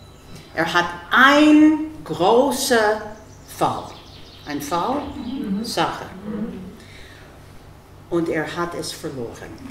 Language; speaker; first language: German; non-native, fluent; English